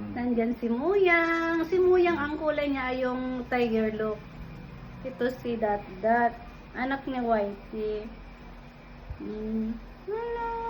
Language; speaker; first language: Filipino; non-native, local second language; Iloko